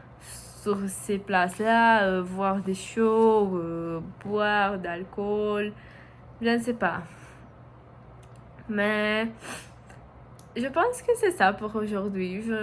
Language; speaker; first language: French; non-native, learner; Portuguese